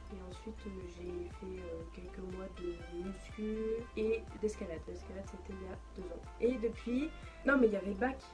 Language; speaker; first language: French; native; French